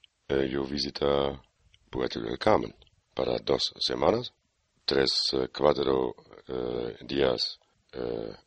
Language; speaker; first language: Spanish; non-native, learner; German